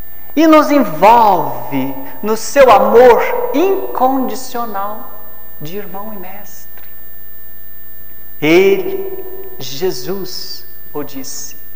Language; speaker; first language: Portuguese; native; Portuguese